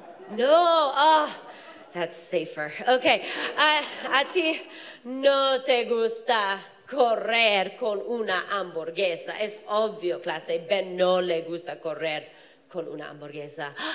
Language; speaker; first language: Spanish; non-native, fluent; English